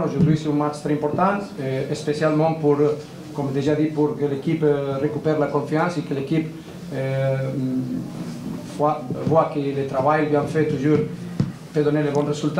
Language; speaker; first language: French; non-native, learner; Spanish